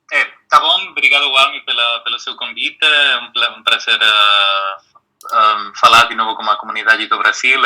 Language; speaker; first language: Portuguese; non-native, fluent; Spanish